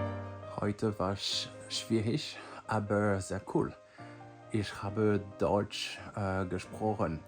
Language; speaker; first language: German; non-native, learner; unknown